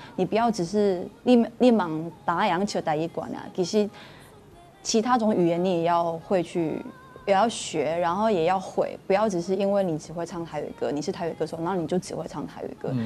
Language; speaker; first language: Chinese; non-native, local second language; Min Nan Chinese